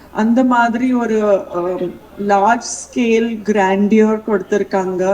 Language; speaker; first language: Tamil; non-native, local second language; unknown